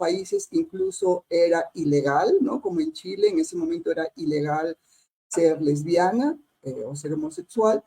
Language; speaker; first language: Spanish; native; Spanish